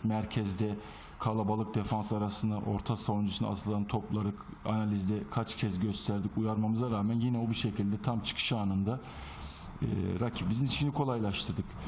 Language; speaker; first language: Turkish; native; Turkish